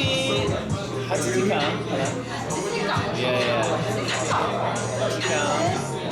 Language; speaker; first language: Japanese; non-native, learner; English